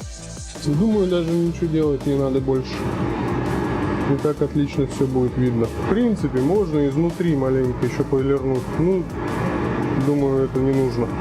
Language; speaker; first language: Russian; native; Russian